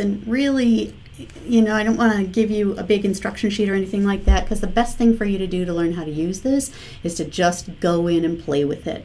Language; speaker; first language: English; native; English